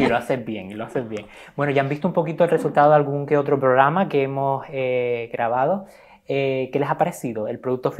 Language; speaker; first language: Spanish; native; Spanish